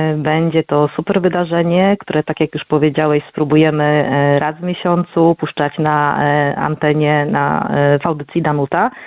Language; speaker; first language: Polish; native; Polish